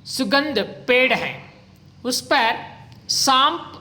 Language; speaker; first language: Hindi; non-native, local second language; Kannada